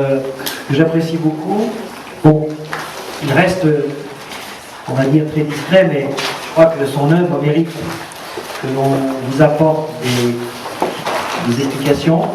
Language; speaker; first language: French; native; French